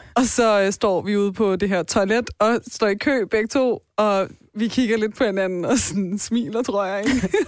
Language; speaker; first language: Danish; early bilingual, other home language; Persian